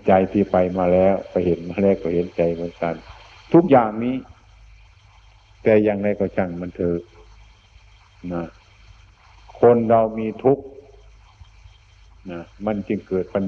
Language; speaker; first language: Thai; native; Thai